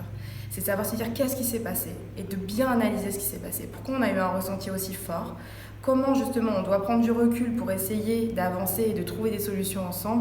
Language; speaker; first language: French; native; French